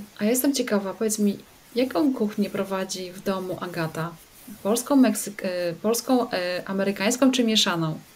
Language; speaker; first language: Polish; native; Polish